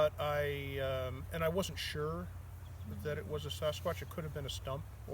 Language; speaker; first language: English; native; English